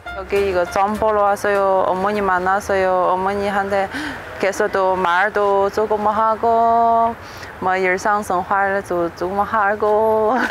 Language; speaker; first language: Korean; non-native, learner; Chinese